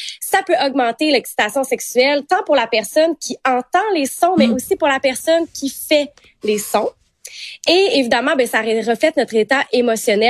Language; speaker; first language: French; native; French